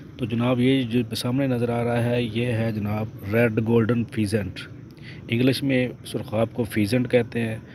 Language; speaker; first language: Urdu; non-native, local second language; Punjabi